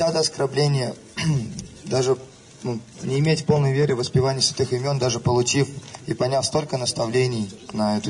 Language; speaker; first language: Russian; native; Russian